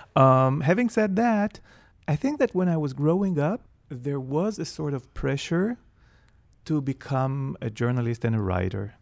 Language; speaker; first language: English; non-native, fluent; Hebrew